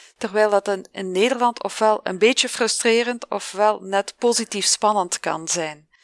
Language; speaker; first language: Dutch; native; Dutch